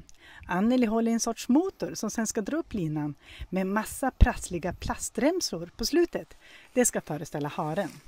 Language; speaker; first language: Swedish; native; Swedish